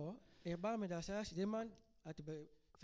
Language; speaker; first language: German; non-native, learner; Lingala